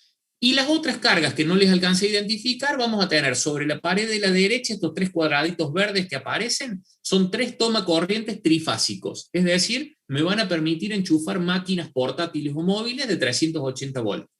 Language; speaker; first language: Spanish; native; Spanish